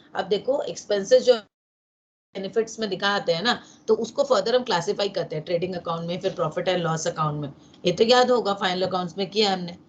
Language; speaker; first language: Hindi; non-native, local second language; Bangla